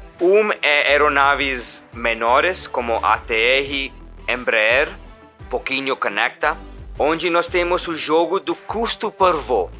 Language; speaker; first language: Portuguese; non-native, learner; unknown